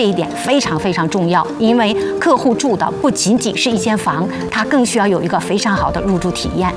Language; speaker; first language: Chinese; native; Chinese